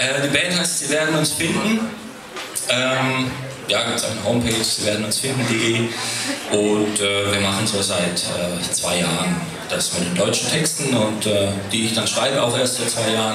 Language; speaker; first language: German; native; German